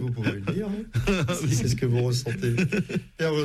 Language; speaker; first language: French; native; French